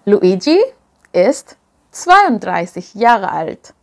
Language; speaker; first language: German; non-native, fluent; Indonesian